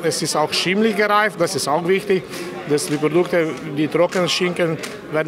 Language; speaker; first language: German; non-native, fluent; Slovenian